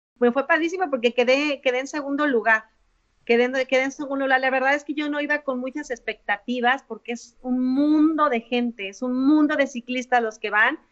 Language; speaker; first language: Spanish; native; Spanish